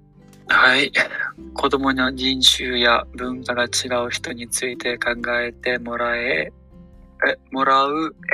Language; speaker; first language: Japanese; non-native, fluent; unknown